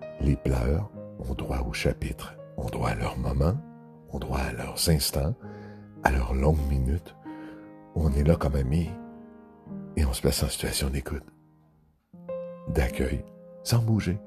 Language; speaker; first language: French; native; French